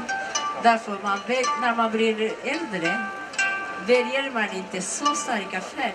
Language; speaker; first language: Swedish; non-native, learner; Japanese